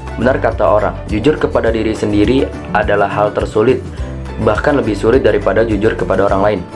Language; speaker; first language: Indonesian; native; Indonesian